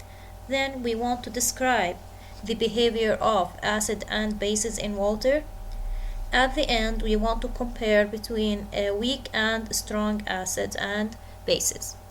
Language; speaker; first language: English; non-native, fluent; Arabic